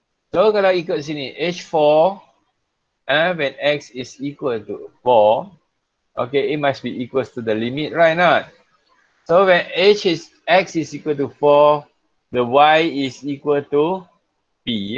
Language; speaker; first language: English; non-native, local second language; Malay